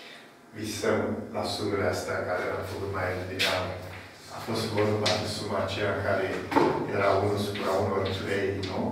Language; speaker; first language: Romanian; native; Romanian